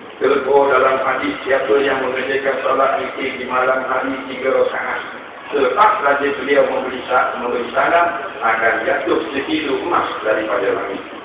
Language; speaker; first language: Malay; native; Malay